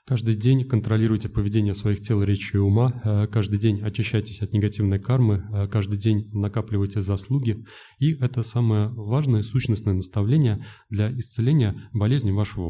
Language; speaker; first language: Russian; native; Russian